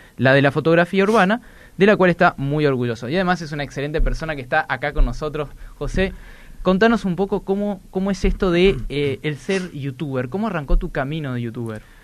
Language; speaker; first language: Spanish; native; Spanish